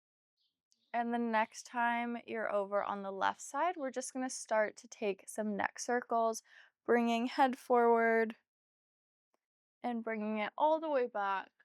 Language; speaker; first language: English; native; English